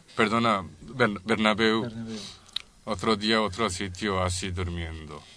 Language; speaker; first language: Spanish; non-native, learner; Bangla